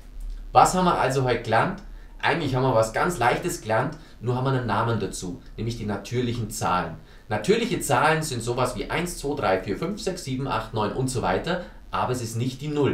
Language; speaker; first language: German; native; German